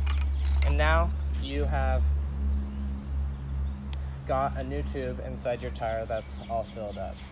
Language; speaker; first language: English; native; English